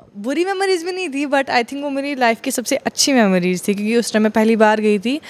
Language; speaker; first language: Hindi; non-native, local second language; Kashmiri